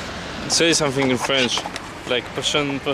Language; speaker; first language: English; non-native, learner; Polish